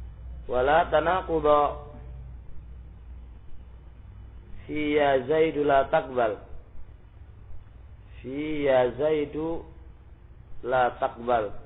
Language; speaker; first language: Arabic; non-native, local second language; Indonesian